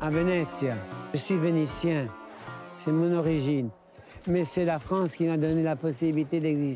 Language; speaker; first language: French; early bilingual, other home language; Italian